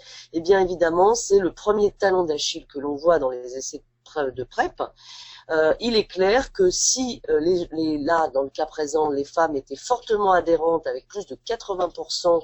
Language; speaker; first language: French; native; French